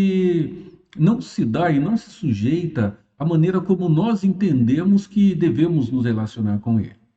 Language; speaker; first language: Portuguese; native; Portuguese